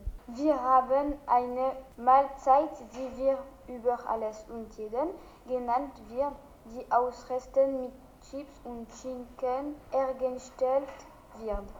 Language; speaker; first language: German; non-native, learner; French